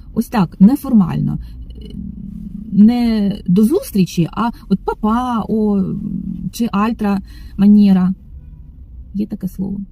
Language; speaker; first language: Ukrainian; non-native, local second language; Russian